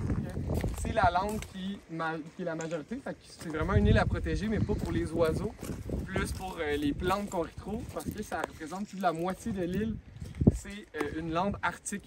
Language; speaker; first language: French; native; French